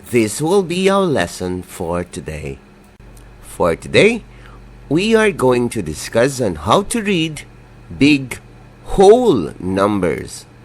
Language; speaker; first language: English; non-native, local second language; Filipino